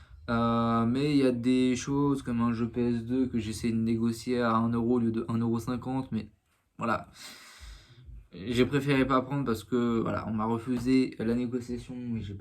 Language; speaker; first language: French; native; French